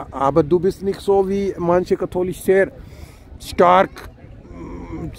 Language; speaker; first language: German; non-native, fluent; Urdu